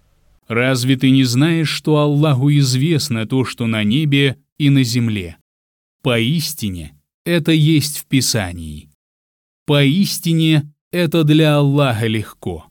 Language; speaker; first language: Russian; native; Russian